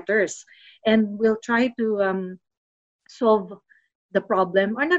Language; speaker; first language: English; non-native, local second language; Filipino